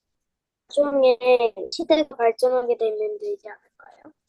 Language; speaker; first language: Korean; native; Korean